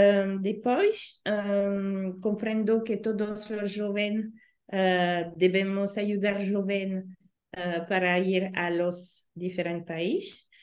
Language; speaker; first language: Portuguese; non-native, learner; Spanish